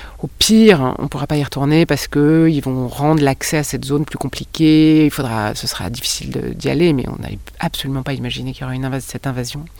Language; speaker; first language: French; native; French